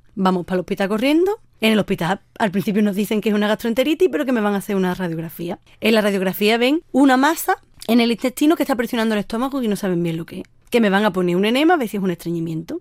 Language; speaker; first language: Spanish; native; Spanish